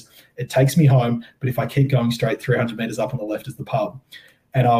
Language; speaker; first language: English; native; English